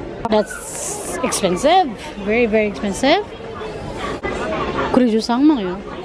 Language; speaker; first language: English; non-native, local second language; Filipino